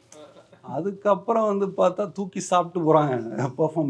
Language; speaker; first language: Tamil; native; Tamil